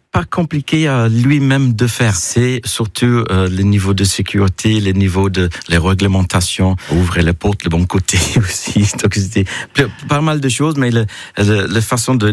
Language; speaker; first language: French; non-native, fluent; English